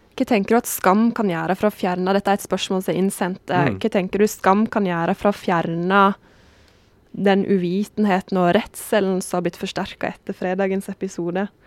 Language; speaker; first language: Norwegian; native; Norwegian